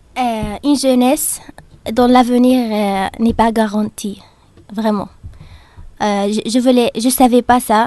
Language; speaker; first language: French; non-native, fluent; Arabic